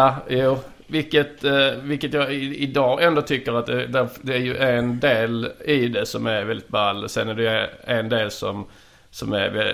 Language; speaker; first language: Swedish; native; Swedish